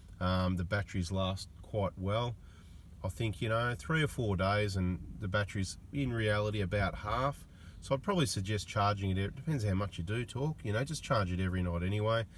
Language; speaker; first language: English; native; English